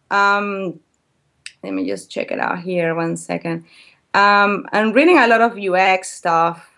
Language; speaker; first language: English; non-native, fluent; Spanish